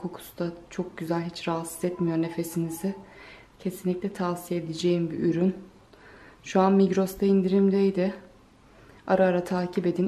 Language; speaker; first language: Turkish; native; Turkish